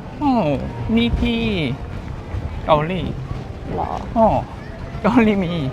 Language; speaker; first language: Thai; non-native, learner; Korean